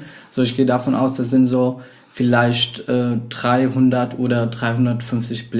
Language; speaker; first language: German; non-native, fluent; Arabic